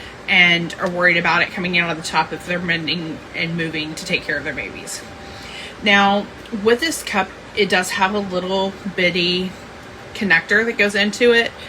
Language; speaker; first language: English; native; English